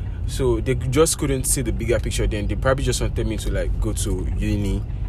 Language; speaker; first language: English; non-native, local second language; Yoruba